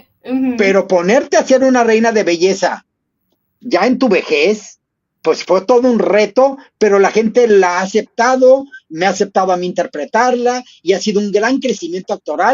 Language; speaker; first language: Spanish; native; Spanish